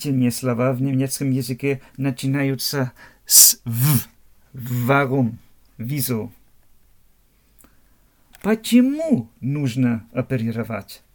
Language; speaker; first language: Russian; non-native, fluent; German